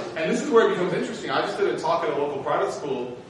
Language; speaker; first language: English; native; English